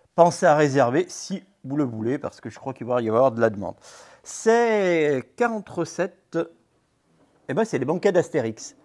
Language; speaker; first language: French; native; French